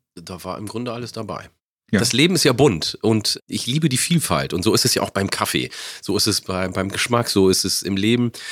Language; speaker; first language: German; early bilingual, other home language; Oromo